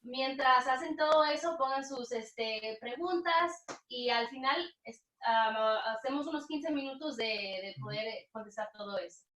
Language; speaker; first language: Spanish; early bilingual, heritage; Spanish